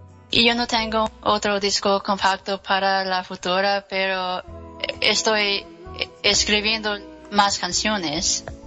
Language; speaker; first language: Spanish; non-native, learner; English